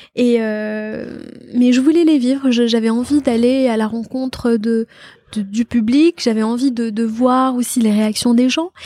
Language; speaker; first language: French; non-native, local second language; Arabic